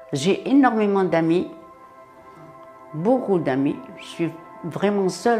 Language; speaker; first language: French; non-native, local second language; Arabic